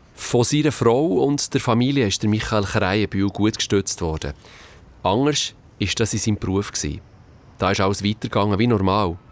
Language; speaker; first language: German; native; German